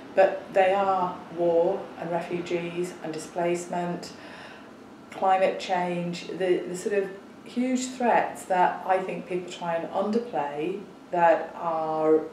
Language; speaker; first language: English; native; English